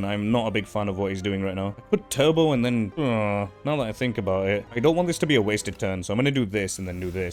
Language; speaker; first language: English; native; English